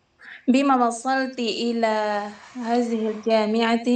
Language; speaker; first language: Arabic; non-native, learner; Indonesian